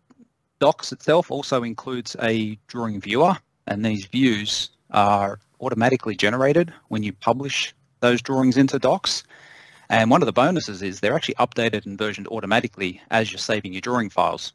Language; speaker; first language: English; native; English